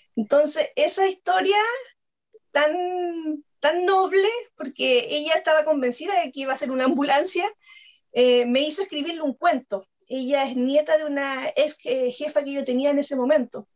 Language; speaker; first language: Spanish; native; Spanish